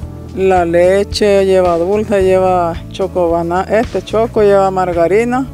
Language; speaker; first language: Spanish; native; Spanish